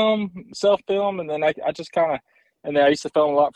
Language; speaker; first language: English; native; English